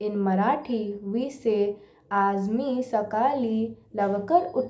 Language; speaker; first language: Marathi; non-native, learner; Odia